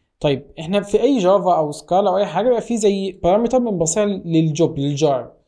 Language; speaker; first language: Arabic; native; Arabic